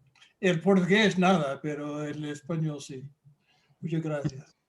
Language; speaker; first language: Spanish; non-native, fluent; English